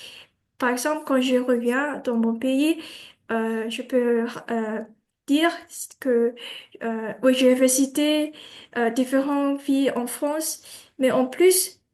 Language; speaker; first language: French; non-native, learner; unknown